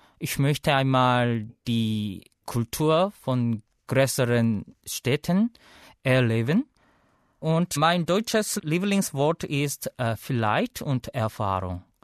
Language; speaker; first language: German; non-native, learner; Korean